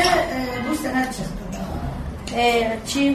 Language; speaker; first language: Turkish; non-native, local second language; Kurdish